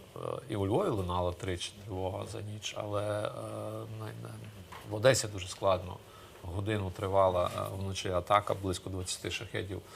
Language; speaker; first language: Ukrainian; early bilingual, other home language; Russian